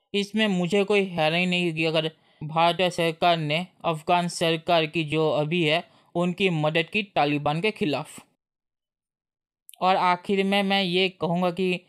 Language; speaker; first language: Hindi; native; Hindi